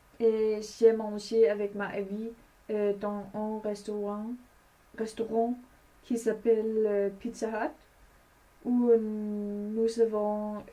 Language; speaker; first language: French; non-native, learner; Danish